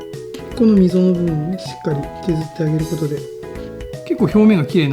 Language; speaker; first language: Japanese; native; Japanese